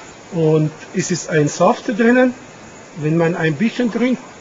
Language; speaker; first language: German; non-native, fluent; Arabic